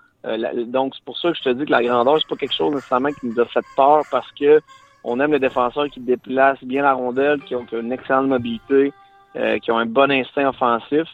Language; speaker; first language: French; native; French